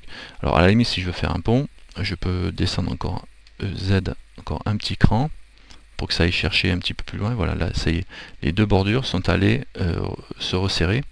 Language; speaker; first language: French; native; French